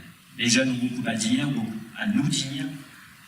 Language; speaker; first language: French; native; French